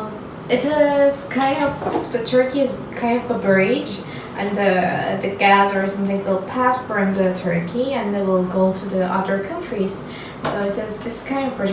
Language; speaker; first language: English; non-native, learner; Turkish